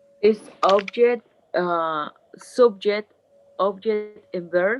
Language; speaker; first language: English; non-native, learner; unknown